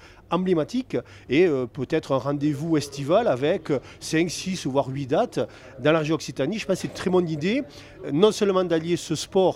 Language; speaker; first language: French; native; French